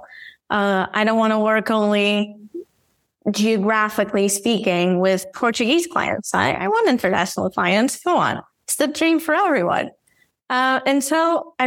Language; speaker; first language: English; non-native, fluent; Portuguese